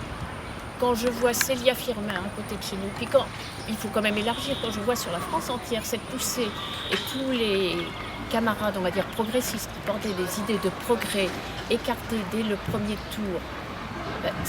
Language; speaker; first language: French; native; French